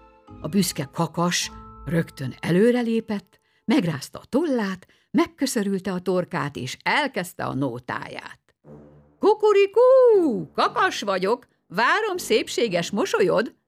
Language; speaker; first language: Hungarian; native; Hungarian